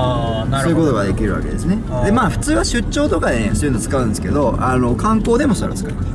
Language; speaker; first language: Japanese; native; Japanese